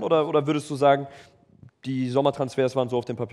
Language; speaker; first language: German; native; German